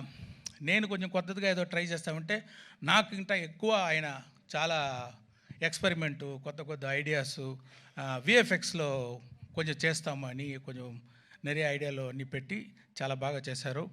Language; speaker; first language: Telugu; non-native, fluent; Tamil